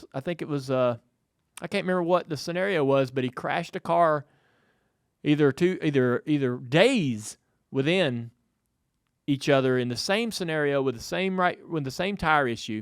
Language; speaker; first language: English; native; English